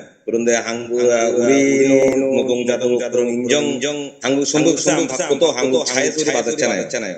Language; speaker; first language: Korean; non-native, learner; Bangla